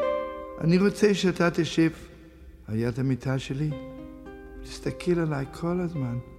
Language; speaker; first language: Hebrew; non-native, fluent; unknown